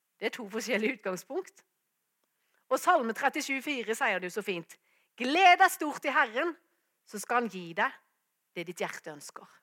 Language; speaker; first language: Norwegian; native; Norwegian